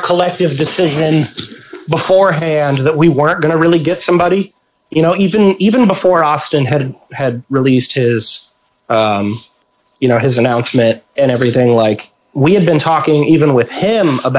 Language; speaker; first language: English; native; English